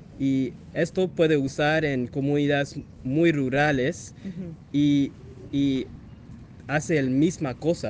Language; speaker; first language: Spanish; non-native, learner; English